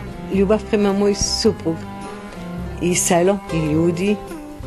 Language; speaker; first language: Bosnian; non-native, learner; French